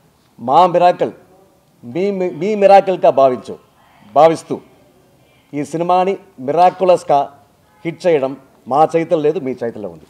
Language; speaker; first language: Telugu; native; Telugu